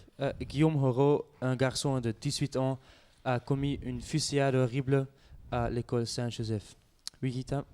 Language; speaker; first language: French; non-native, learner; Dutch